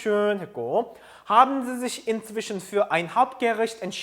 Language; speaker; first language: German; non-native, fluent; Korean